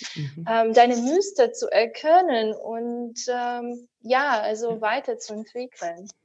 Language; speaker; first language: German; non-native, fluent; Russian